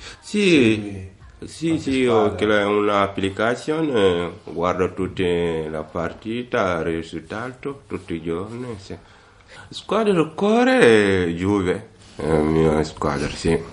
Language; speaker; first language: Italian; non-native, learner; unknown